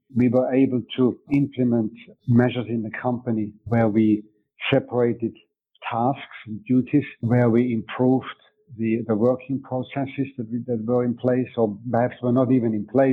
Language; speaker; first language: English; non-native, fluent; German